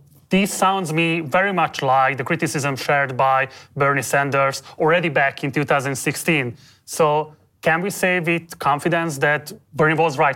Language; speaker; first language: English; non-native, fluent; Hungarian